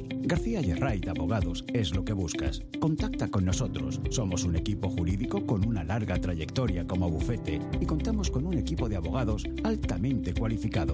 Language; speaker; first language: Spanish; native; Spanish